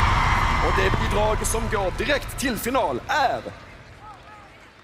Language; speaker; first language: Swedish; native; Swedish